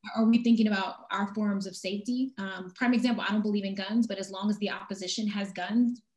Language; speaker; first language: English; native; English